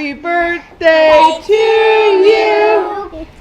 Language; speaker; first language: English; native; English